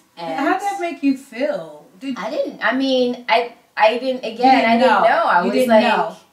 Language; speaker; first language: English; early bilingual, other home language; Igbo